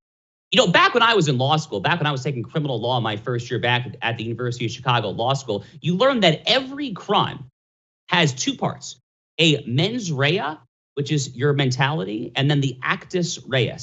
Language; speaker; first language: English; native; English